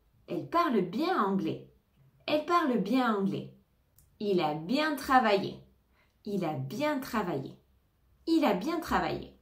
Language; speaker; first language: French; native; French